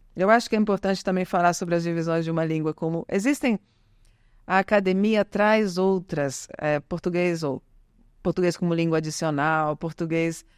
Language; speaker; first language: Portuguese; early bilingual, other home language; Italian